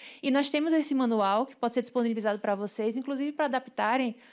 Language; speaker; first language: Portuguese; native; Portuguese